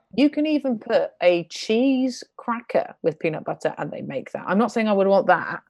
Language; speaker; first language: English; native; English